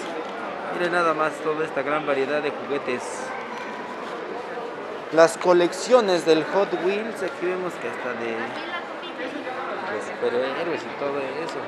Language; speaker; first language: Spanish; native; Spanish